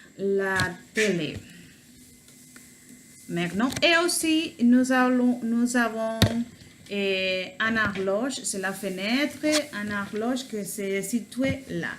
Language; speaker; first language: French; non-native, learner; Spanish